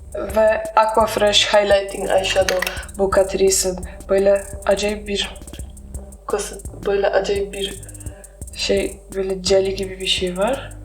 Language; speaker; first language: Turkish; non-native, learner; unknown